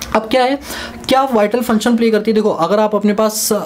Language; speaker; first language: Hindi; native; Hindi